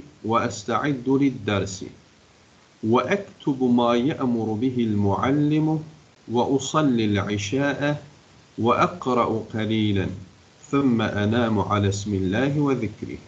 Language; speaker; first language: Arabic; non-native, fluent; Turkish